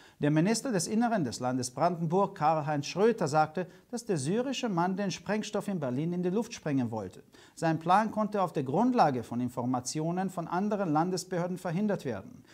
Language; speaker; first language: German; non-native, fluent; Hungarian